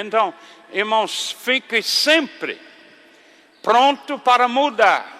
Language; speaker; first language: Portuguese; non-native, fluent; English